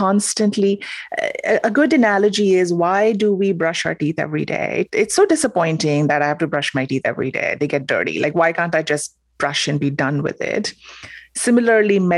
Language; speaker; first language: English; non-native, local second language; Hindi